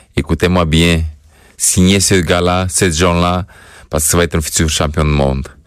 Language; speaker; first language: French; non-native, fluent; Romanian